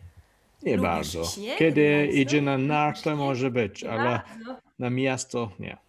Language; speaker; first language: Polish; non-native, learner; English